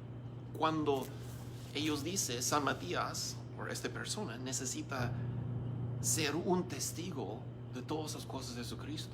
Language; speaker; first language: Spanish; non-native, learner; English